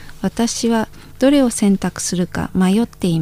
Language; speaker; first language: Japanese; non-native, learner; Indonesian